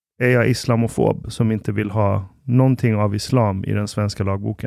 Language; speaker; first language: Swedish; early bilingual, other home language; Persian